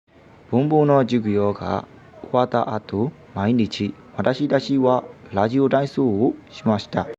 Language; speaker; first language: Japanese; non-native, learner; Burmese